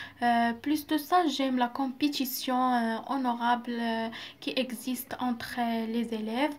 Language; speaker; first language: French; non-native, local second language; Arabic